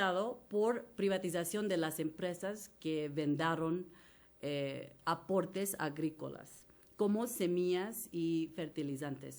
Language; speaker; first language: Spanish; non-native, fluent; English